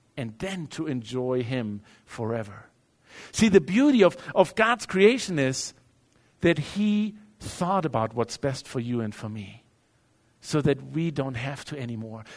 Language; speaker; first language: English; non-native, fluent; German